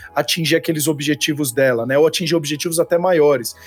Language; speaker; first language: Portuguese; native; Portuguese